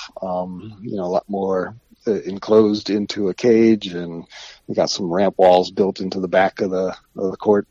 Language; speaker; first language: English; native; English